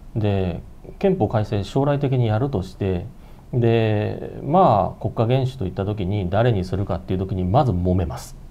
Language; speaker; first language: Japanese; native; Japanese